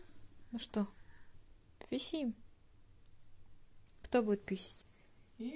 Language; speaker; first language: Russian; native; Russian